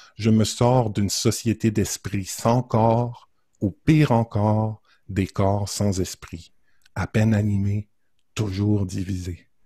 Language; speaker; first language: French; native; French